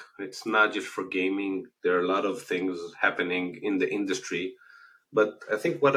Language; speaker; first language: English; non-native, fluent; Hebrew